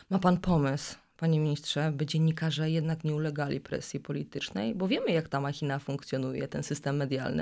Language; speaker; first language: Polish; native; Polish